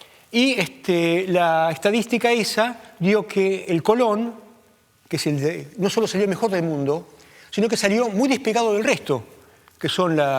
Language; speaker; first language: Spanish; native; Spanish